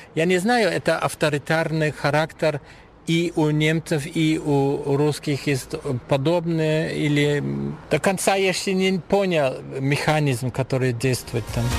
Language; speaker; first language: Russian; non-native, fluent; German